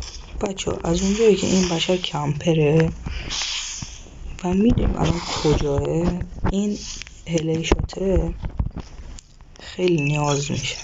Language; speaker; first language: Persian; native; Persian